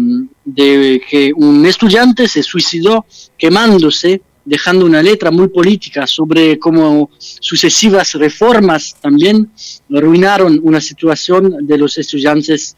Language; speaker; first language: Spanish; non-native, fluent; French